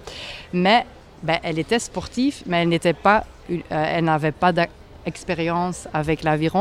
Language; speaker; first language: French; non-native, local second language; Dutch